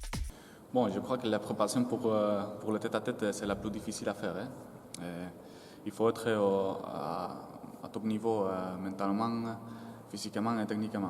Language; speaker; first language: French; non-native, fluent; Spanish